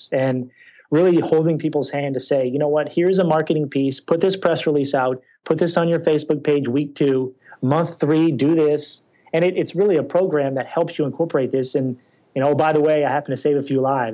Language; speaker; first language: English; native; English